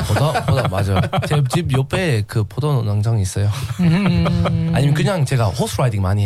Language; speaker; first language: Korean; non-native, learner; English